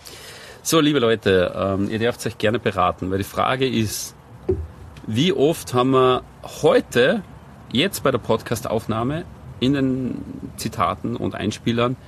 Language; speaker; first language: German; native; German